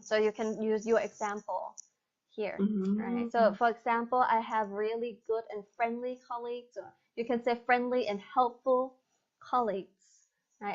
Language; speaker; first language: English; non-native, fluent; Thai